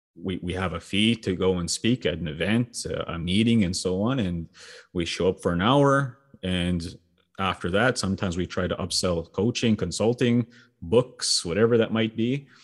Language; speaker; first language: English; native; English